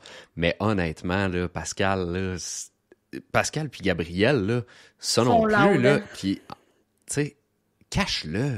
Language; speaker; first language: French; native; French